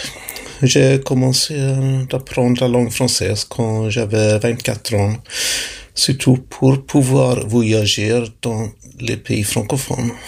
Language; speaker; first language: French; non-native, fluent; Swedish